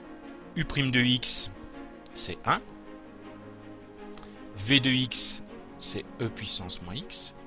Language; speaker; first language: French; native; French